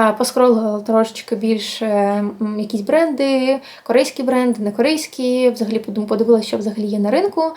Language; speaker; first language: Ukrainian; non-native, local second language; Russian